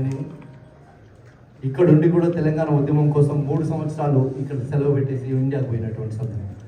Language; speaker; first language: Telugu; native; Telugu